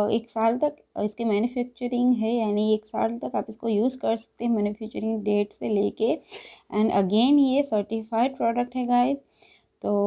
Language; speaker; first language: Hindi; non-native, local second language; Gujarati